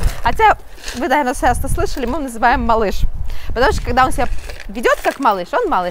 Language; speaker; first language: Russian; native; Russian